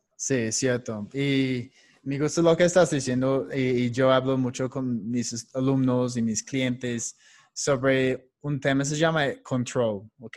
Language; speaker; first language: Spanish; non-native, fluent; English